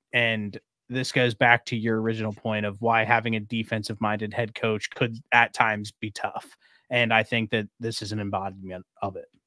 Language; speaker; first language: English; native; English